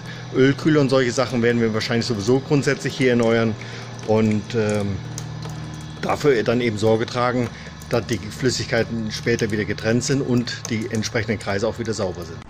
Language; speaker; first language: German; native; German